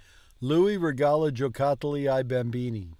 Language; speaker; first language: Italian; non-native, learner; English